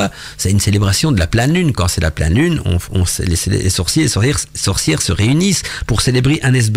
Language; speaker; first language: French; native; French